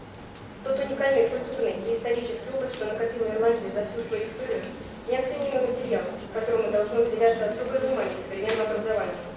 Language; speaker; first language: Russian; native; Russian